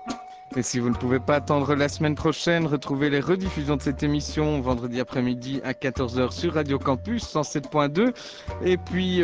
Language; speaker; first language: French; native; French